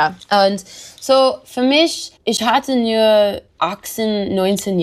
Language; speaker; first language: German; non-native, learner; English